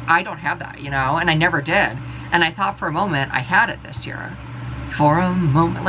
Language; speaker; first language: English; native; English